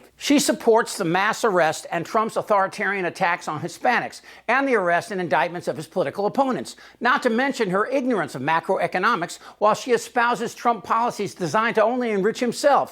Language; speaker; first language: English; native; English